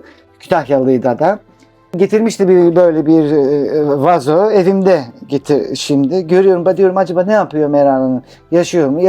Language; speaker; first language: Turkish; non-native, local second language; Greek